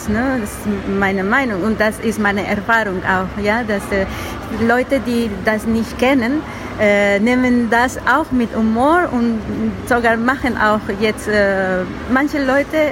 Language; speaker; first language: German; non-native, learner; Spanish